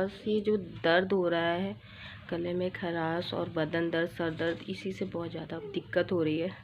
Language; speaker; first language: Hindi; native; Hindi